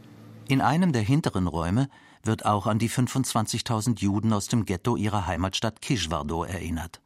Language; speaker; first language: German; native; German